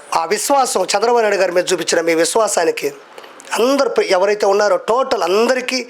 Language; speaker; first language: Telugu; native; Telugu